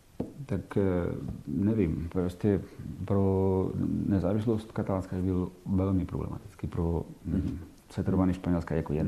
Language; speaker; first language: Czech; non-native, fluent; Catalan